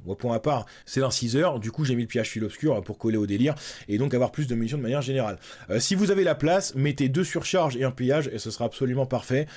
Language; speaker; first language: French; native; French